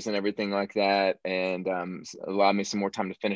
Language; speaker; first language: English; native; English